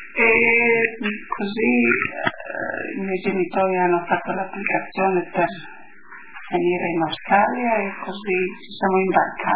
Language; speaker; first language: Italian; early bilingual, heritage; Italian